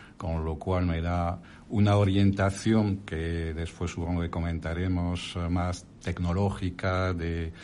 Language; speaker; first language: Spanish; non-native, fluent; French